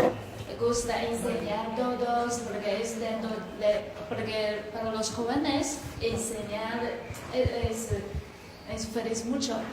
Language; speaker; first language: Spanish; non-native, learner; Chinese